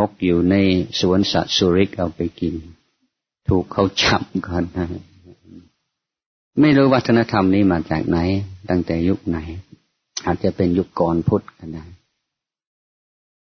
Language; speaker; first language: Thai; non-native, fluent; English